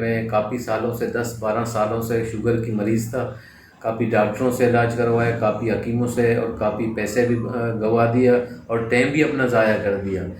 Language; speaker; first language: Urdu; non-native, local second language; Baluchi